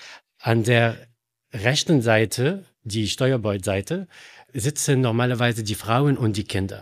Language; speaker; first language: German; non-native, learner; Arabic